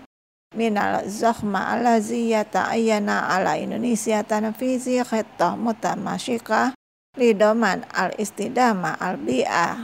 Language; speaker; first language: Arabic; non-native, fluent; Indonesian